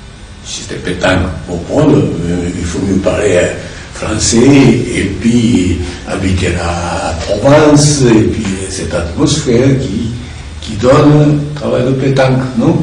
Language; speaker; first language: French; non-native, learner; Japanese